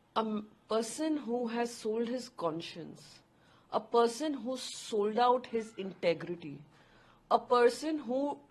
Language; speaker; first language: English; non-native, local second language; Hindi